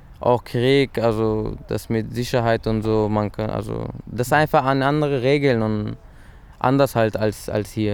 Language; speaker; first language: German; early bilingual, other home language; Persian